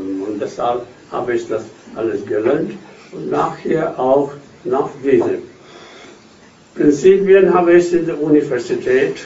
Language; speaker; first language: German; non-native, fluent; Hindi